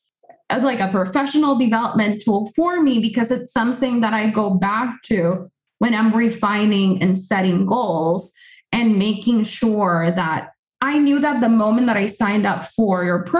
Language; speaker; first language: English; non-native, fluent; Spanish